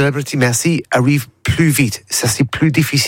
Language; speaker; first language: French; non-native, learner; English